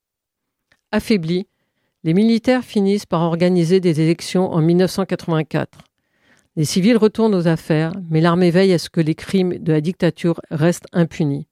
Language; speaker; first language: French; native; French